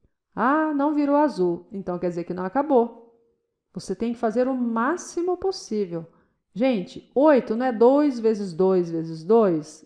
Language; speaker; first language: Portuguese; native; Portuguese